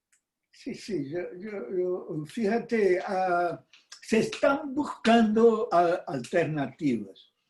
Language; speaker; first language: Spanish; non-native, fluent; Portuguese